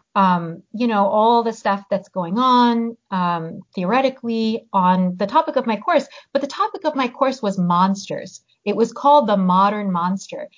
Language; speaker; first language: English; early bilingual, other home language; Hungarian